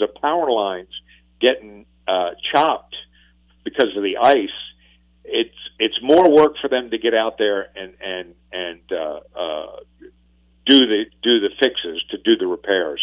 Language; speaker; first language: English; native; English